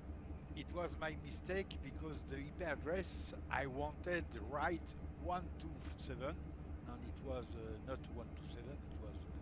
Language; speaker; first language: English; non-native, learner; French